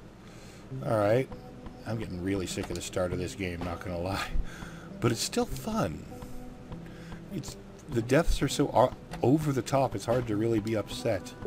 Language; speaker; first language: English; native; English